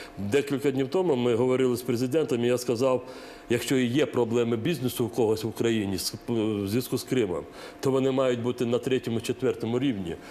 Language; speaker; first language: Ukrainian; non-native, local second language; Crimean Tatar